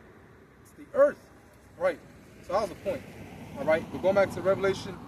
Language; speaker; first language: English; native; English